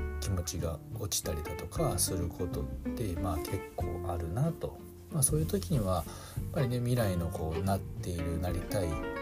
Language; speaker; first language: Japanese; native; Japanese